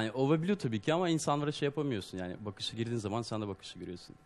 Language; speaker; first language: Turkish; non-native, fluent; Russian